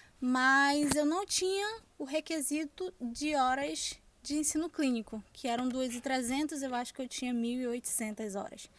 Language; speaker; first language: Portuguese; native; Portuguese